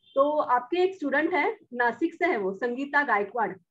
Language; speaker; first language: Hindi; non-native, local second language; Marathi